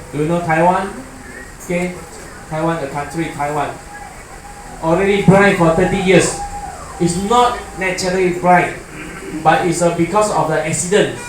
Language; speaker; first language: English; non-native, learner; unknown